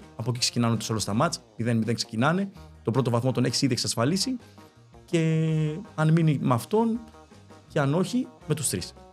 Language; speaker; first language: Greek; early bilingual, other home language; Spanish